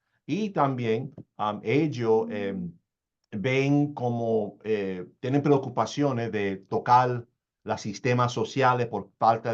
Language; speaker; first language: Spanish; early bilingual, heritage; Spanish